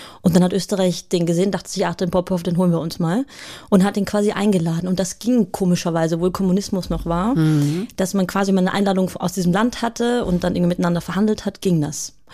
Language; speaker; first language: German; early bilingual, other home language; Bulgarian